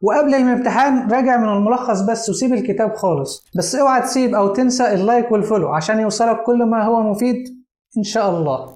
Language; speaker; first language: Arabic; native; Arabic